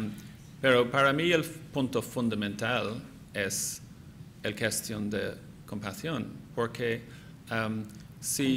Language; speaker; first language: Spanish; non-native, fluent; English